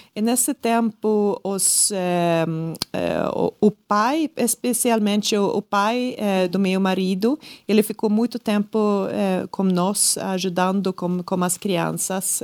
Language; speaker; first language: Portuguese; non-native, learner; Swedish